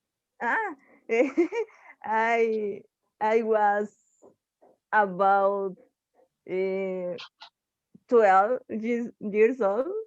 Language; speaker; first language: English; non-native, learner; Spanish